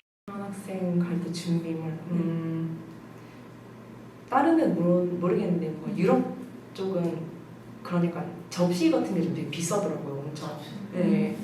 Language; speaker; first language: Korean; native; Korean